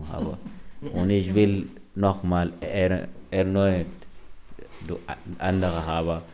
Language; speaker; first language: German; non-native, learner; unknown